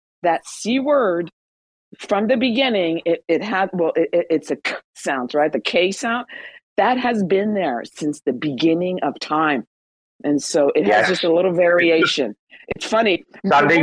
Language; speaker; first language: English; early bilingual, other home language; Persian